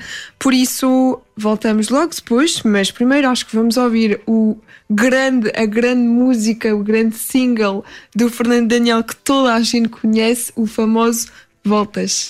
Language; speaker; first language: Portuguese; early bilingual, heritage; Portuguese